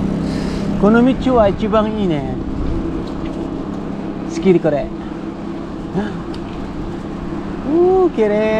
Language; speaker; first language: Japanese; non-native, learner; Bikol